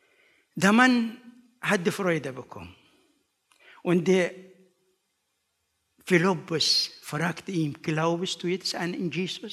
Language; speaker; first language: German; non-native, learner; Arabic